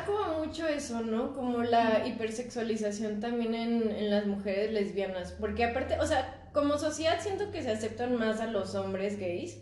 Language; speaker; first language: Spanish; native; Spanish